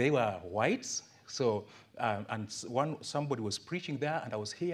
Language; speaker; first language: English; non-native, local second language; Luo (Kenya and Tanzania)